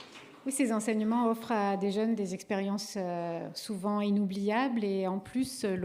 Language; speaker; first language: French; native; French